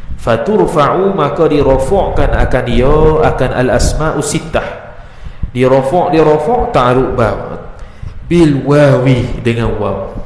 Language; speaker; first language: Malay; native; Malay